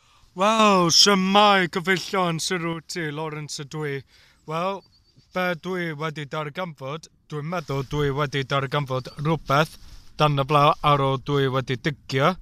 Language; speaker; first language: Welsh; non-native, local second language; English